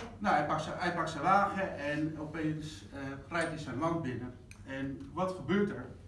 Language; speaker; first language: Dutch; non-native, fluent; Spanish